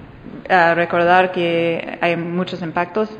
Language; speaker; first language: Spanish; non-native, fluent; English